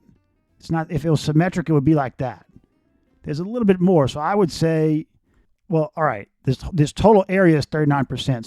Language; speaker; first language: English; native; English